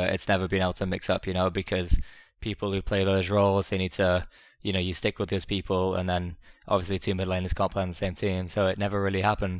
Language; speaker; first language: English; native; English